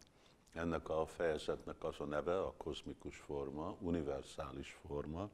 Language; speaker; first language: Hungarian; early bilingual, heritage; Hungarian